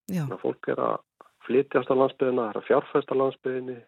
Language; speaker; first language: Icelandic; native; Icelandic